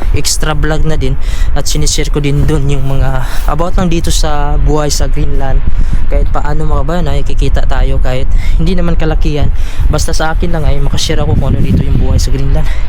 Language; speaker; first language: Filipino; non-native, local second language; Cebuano